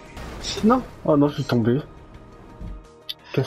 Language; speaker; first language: French; native; French